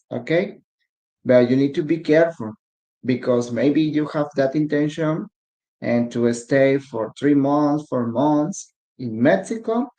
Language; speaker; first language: English; non-native, learner; Spanish